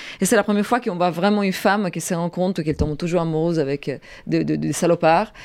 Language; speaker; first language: French; non-native, fluent; Italian